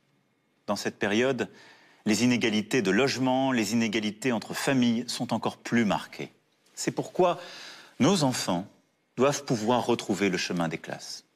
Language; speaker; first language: French; native; French